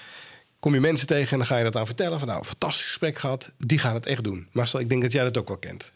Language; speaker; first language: Dutch; native; Dutch